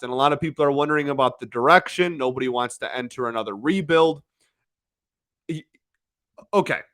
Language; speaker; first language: English; native; English